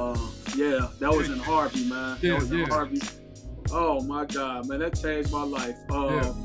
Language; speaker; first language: English; native; English